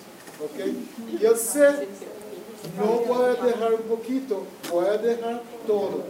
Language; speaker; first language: Spanish; non-native, fluent; English